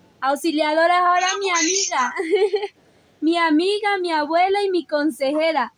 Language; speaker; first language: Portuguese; non-native, learner; Spanish